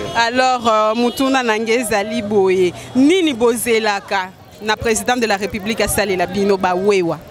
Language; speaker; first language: Lingala; native; Lingala